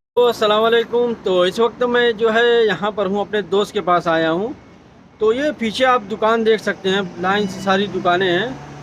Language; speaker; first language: Hindi; native; Hindi